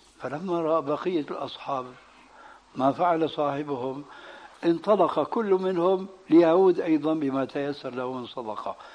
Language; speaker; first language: Arabic; early bilingual, other home language; Albanian